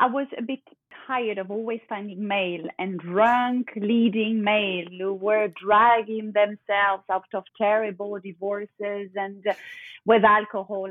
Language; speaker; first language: English; non-native, fluent; French